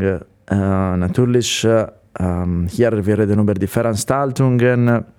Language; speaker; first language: German; non-native, fluent; Italian